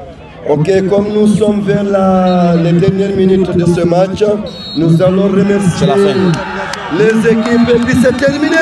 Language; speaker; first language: French; non-native, local second language; Fula